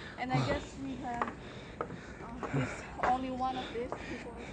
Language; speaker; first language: English; non-native, learner; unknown